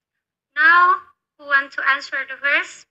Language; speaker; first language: English; non-native, learner; Indonesian